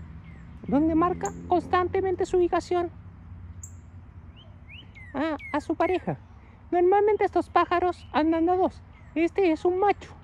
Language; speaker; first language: Spanish; native; Spanish